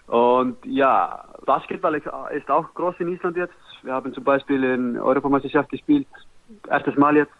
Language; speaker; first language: German; non-native, learner; Icelandic